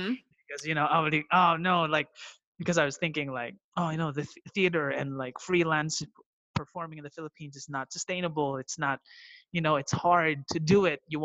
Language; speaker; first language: English; non-native, local second language; Filipino